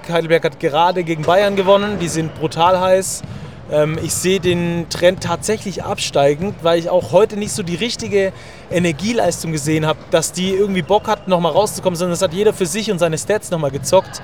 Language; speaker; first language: German; native; German